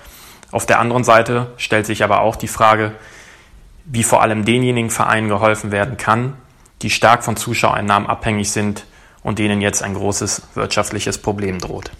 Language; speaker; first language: German; native; German